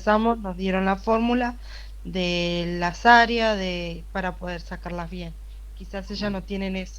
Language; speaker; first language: Spanish; native; Spanish